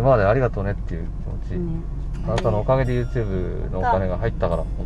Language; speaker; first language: Japanese; native; Japanese